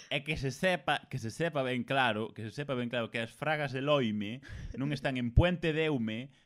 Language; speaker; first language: Galician; native; Galician